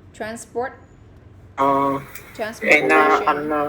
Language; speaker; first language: English; non-native, fluent; Vietnamese